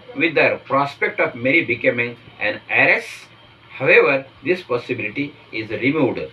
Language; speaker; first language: English; non-native, local second language; Marathi